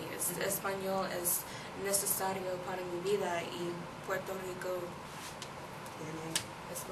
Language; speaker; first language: Spanish; non-native, learner; English